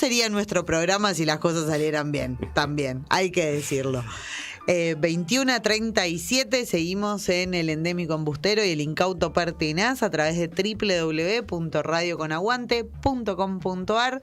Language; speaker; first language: Spanish; native; Spanish